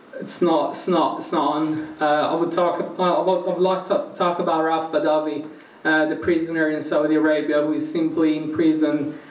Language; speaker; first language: English; non-native, fluent; Persian